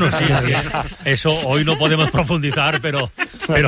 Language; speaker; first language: Spanish; native; Spanish